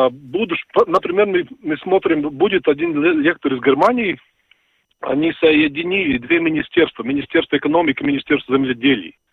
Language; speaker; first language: Russian; non-native, fluent; Latvian